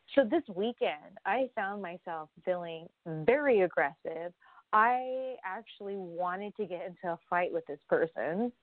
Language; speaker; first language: English; native; English